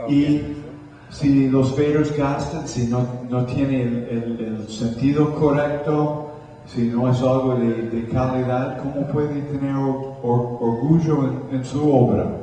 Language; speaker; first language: Spanish; non-native, fluent; English